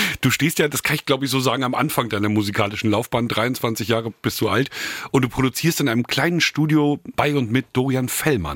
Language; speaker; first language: German; native; German